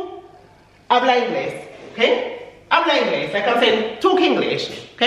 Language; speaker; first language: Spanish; non-native, fluent; English